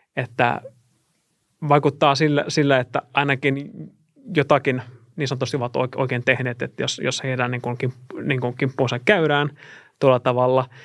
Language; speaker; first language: Finnish; non-native, fluent; Russian